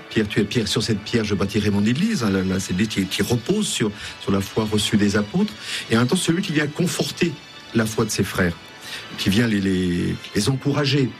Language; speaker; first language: French; native; French